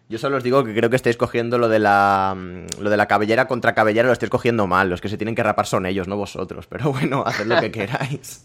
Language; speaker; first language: Spanish; native; Spanish